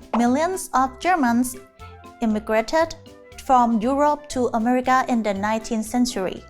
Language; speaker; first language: English; non-native, fluent; Thai